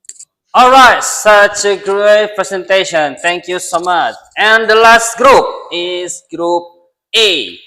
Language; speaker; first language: English; non-native, learner; Indonesian